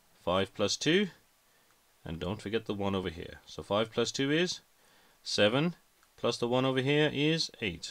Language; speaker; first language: English; native; English